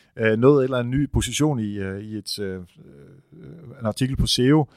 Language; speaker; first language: Danish; non-native, fluent; Dutch